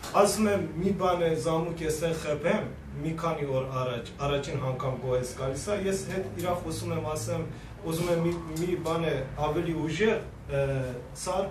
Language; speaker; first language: Armenian; non-native, learner; Persian